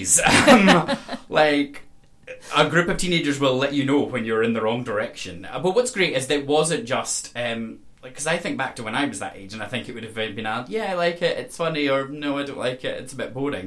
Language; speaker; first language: English; native; English